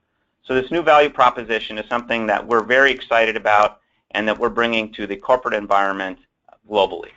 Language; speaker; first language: English; native; English